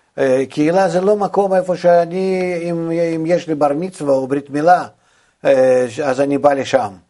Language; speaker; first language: Hebrew; non-native, fluent; Russian